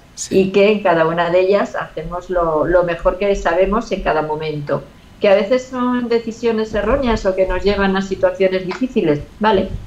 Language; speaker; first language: Spanish; native; Spanish